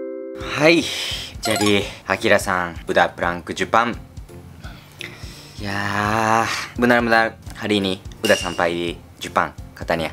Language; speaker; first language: Indonesian; non-native, fluent; Japanese